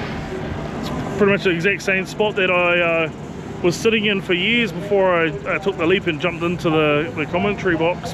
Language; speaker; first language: English; native; English